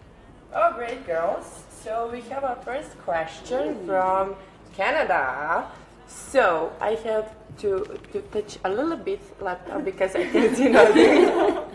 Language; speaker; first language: English; non-native, learner; Serbian